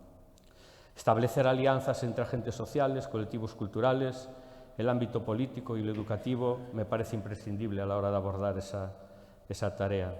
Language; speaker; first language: Spanish; native; Spanish